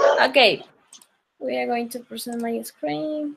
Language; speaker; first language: English; non-native, local second language; Spanish